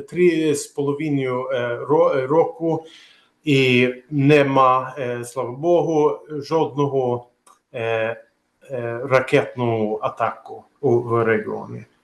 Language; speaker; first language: Ukrainian; non-native, learner; Swedish